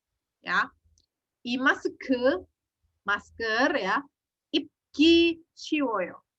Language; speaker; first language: Korean; non-native, fluent; Indonesian